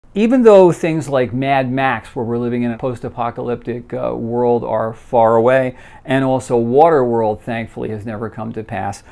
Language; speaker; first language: English; native; English